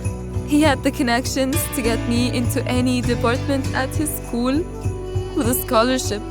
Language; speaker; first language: English; non-native, fluent; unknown